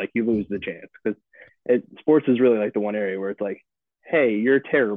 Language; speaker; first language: English; native; English